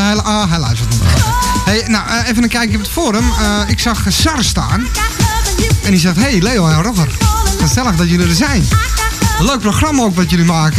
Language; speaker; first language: Dutch; native; Dutch